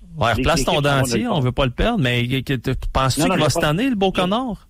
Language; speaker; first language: French; native; French